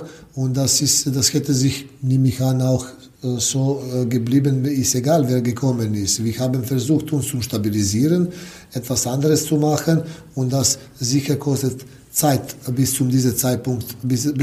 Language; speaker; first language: German; non-native, learner; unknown